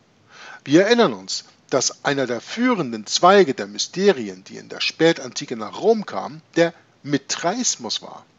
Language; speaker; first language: German; native; German